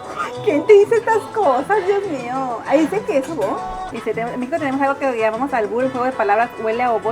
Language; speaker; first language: Spanish; native; Spanish